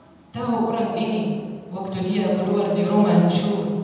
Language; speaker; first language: Indonesian; non-native, learner; Arabic